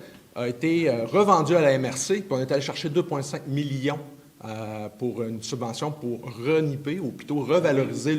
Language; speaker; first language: French; native; French